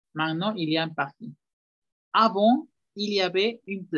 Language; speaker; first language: French; non-native, fluent; Spanish